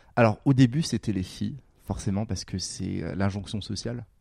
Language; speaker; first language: French; non-native, local second language; Arabic